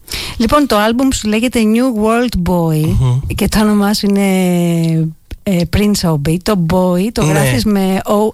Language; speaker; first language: Greek; native; Greek